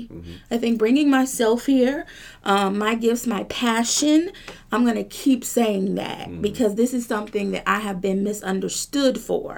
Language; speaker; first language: English; native; English